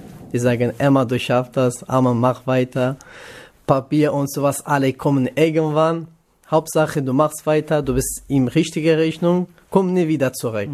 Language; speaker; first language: German; non-native, learner; Kurdish